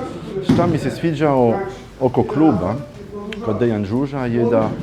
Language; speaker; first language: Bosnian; non-native, learner; French